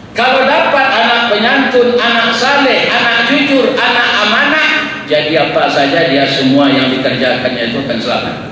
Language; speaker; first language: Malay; non-native, local second language; Minangkabau